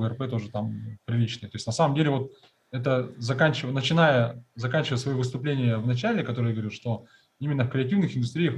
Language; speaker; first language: Russian; native; Russian